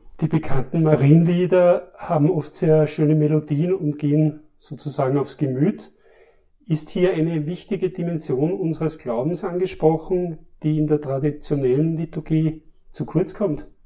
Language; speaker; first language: German; native; German